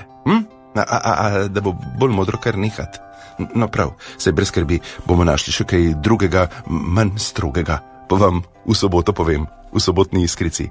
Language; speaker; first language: Slovenian; native; Slovenian